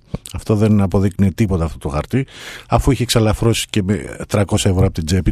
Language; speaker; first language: Greek; native; Greek